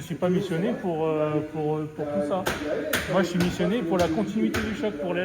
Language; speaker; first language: French; native; French